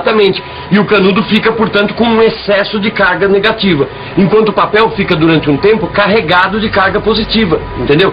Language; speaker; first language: Portuguese; native; Portuguese